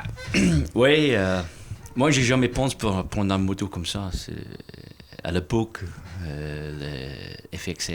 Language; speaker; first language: French; non-native, fluent; English